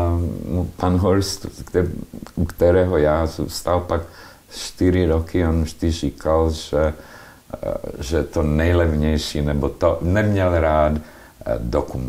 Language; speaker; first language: Czech; non-native, local second language; Slovak